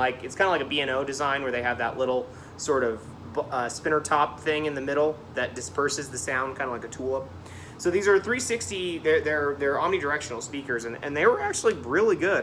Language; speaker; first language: English; native; English